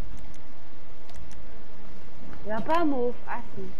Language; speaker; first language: French; non-native, local second language; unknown